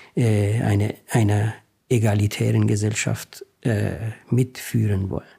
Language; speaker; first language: German; non-native, fluent; Persian